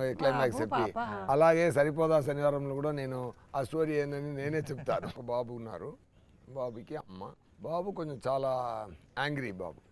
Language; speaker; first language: Telugu; non-native, learner; Tamil